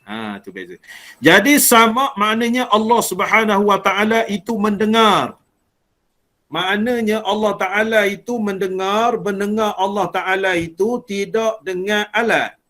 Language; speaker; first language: Malay; native; Malay